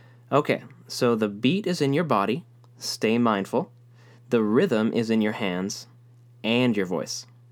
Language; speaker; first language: English; native; English